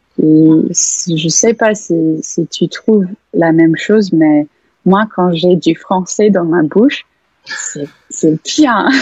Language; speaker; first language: French; non-native, fluent; English